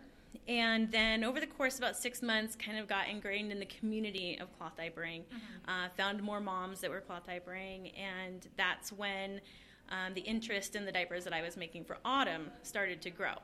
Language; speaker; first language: English; native; English